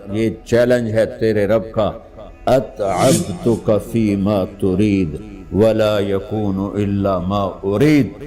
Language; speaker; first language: Urdu; non-native, local second language; Punjabi